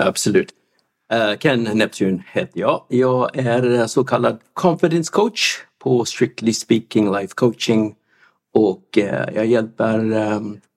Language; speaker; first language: Swedish; non-native, fluent; English